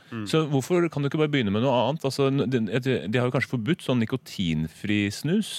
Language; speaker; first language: Norwegian; native; Norwegian